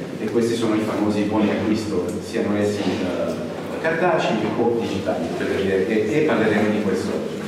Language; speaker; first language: Italian; non-native, fluent; French